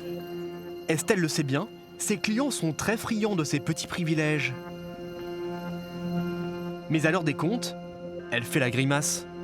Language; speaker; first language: French; native; French